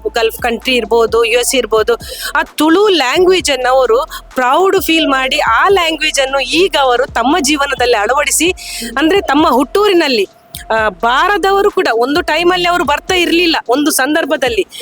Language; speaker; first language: Kannada; non-native, local second language; Tulu